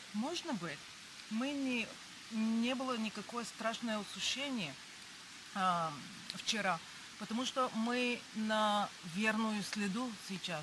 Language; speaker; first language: Russian; non-native, learner; Bulgarian